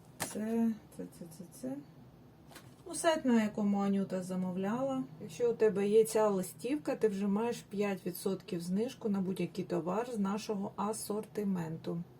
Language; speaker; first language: Ukrainian; non-native, local second language; Russian